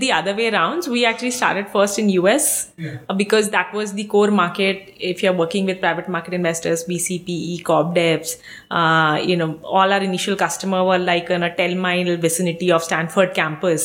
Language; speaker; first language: English; non-native, local second language; Hindi